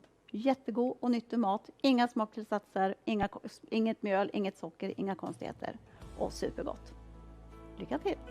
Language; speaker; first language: Swedish; native; Swedish